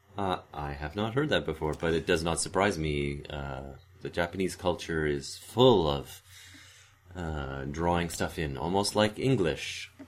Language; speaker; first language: English; native; English